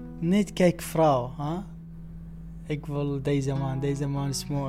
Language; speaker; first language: Dutch; non-native, learner; Arabic